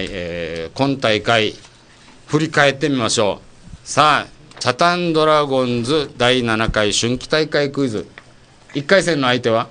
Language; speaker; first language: Japanese; native; Japanese